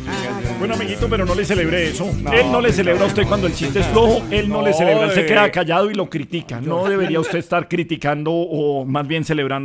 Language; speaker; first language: Spanish; native; Spanish